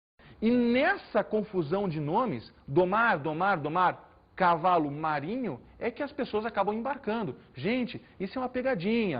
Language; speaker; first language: Portuguese; native; Portuguese